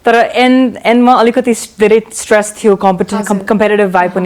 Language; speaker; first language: Nepali; early bilingual, heritage; English